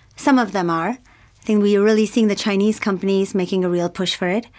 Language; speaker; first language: English; non-native, local second language; Urdu